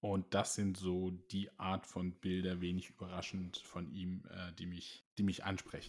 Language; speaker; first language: German; native; German